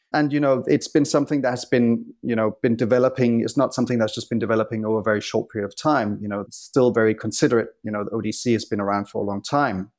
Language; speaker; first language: English; non-native, fluent; Danish